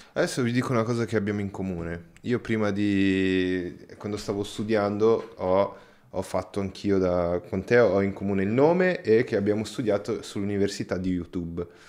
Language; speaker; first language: Italian; non-native, fluent; Portuguese